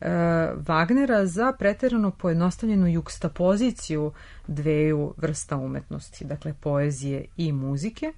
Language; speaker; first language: Serbian; native; Serbian